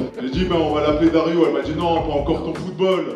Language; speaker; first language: French; native; French